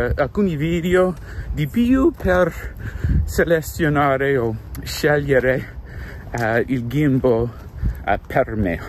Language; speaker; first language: Italian; non-native, learner; English